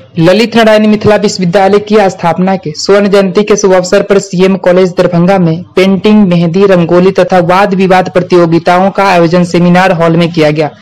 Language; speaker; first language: Hindi; native; Hindi